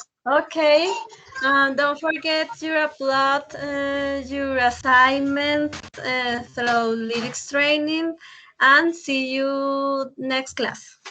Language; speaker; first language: English; non-native, learner; Spanish